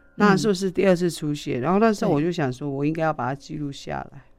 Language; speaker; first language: Chinese; non-native, local second language; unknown